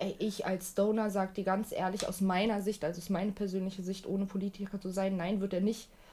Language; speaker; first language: German; early bilingual, other home language; Turkish